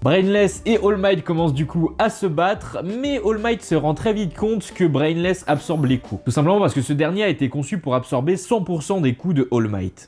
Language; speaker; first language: French; native; French